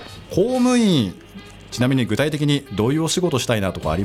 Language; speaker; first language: Japanese; native; Japanese